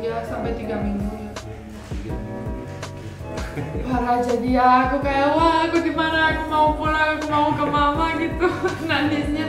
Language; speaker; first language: Indonesian; non-native, fluent; Romanian